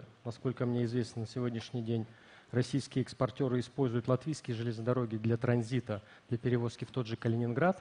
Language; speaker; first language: Russian; native; Russian